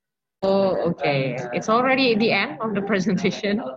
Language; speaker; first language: English; non-native, local second language; Indonesian